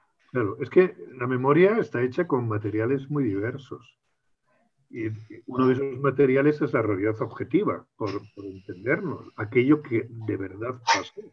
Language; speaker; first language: Spanish; native; Spanish